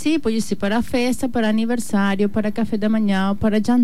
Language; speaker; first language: Portuguese; non-native, learner; Spanish